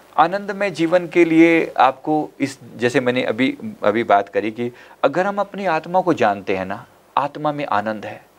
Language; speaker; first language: Hindi; native; Hindi